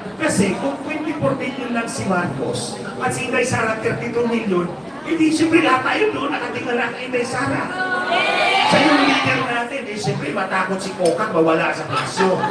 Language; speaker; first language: Filipino; non-native, local second language; Cebuano